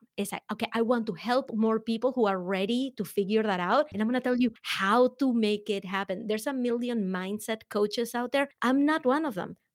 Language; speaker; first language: English; non-native, fluent; Spanish